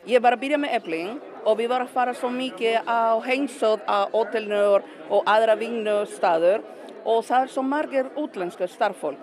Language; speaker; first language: Icelandic; non-native, learner; Spanish